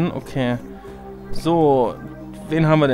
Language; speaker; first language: German; native; German